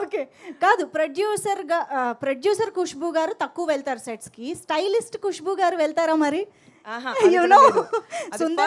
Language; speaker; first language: Telugu; native; Telugu